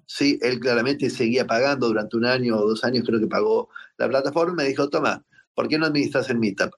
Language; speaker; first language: Spanish; native; Spanish